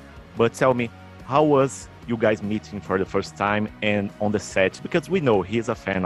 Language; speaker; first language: English; non-native, fluent; Portuguese